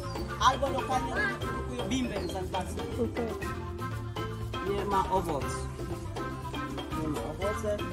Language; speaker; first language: Polish; non-native, learner; Swahili